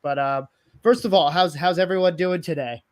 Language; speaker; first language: English; native; English